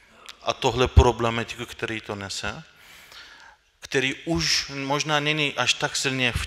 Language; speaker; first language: Czech; non-native, fluent; Turkish